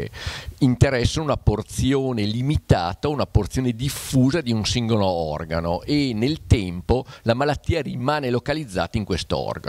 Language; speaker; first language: Italian; native; Italian